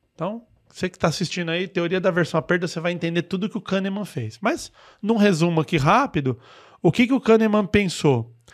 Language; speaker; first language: Portuguese; native; Portuguese